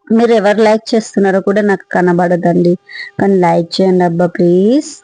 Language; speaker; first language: Telugu; non-native, local second language; Marathi